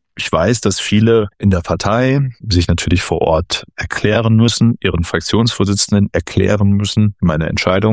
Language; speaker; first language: German; native; German